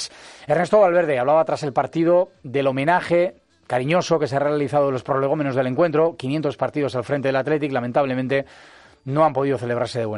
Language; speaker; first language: Spanish; native; Spanish